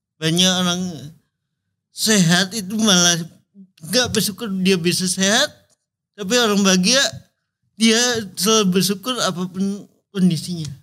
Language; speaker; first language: Indonesian; native; Indonesian